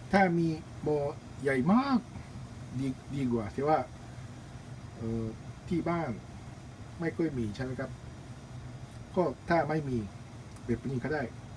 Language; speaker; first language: Thai; non-native, learner; Japanese